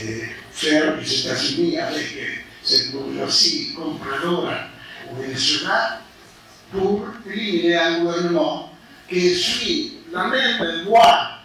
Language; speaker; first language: French; non-native, fluent; Spanish